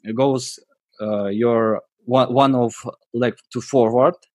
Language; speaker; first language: English; non-native, learner; Russian